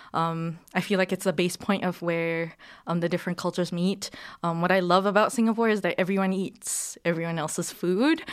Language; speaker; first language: English; native; English